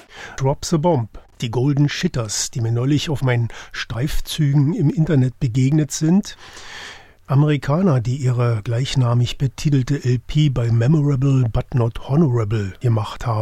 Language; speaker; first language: German; native; German